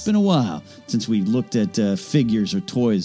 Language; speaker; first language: English; native; English